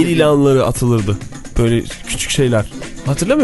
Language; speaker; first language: Turkish; native; Turkish